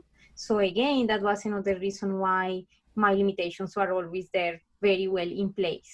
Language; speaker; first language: English; non-native, fluent; Spanish